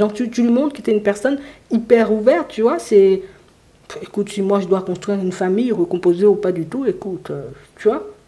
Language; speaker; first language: French; native; French